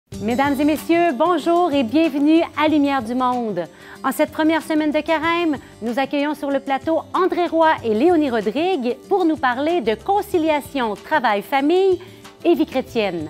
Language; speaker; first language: French; native; French